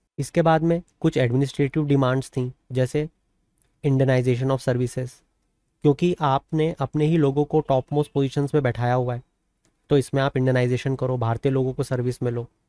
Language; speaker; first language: Hindi; native; Hindi